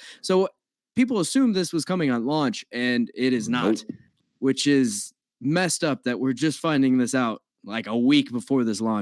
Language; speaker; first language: English; native; English